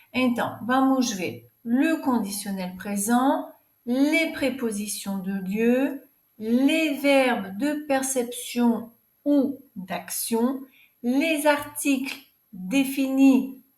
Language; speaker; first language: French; non-native, fluent; Portuguese